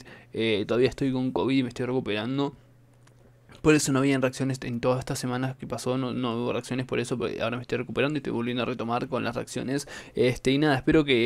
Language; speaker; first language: Spanish; native; Spanish